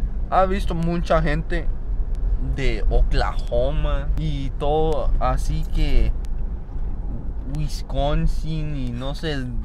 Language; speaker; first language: Spanish; early bilingual, heritage; Spanish